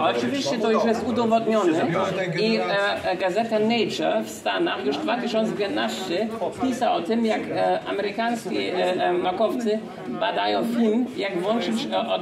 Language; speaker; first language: Polish; non-native, fluent; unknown